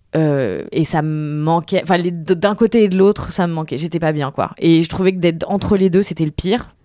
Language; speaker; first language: French; native; French